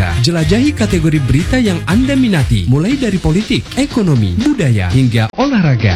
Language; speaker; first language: Indonesian; native; Indonesian